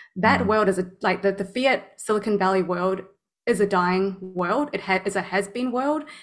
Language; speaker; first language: English; native; English